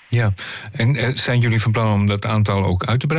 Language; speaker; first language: Dutch; native; Dutch